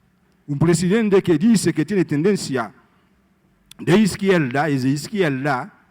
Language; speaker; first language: Spanish; non-native, fluent; Haitian Creole